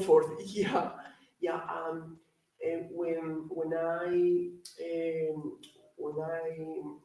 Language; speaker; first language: English; non-native, learner; Spanish